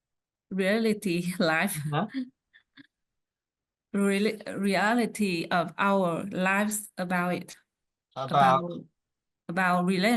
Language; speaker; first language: English; non-native, learner; Vietnamese